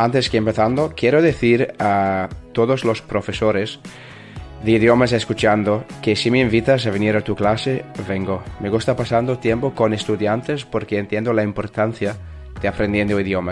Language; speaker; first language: Spanish; non-native, learner; English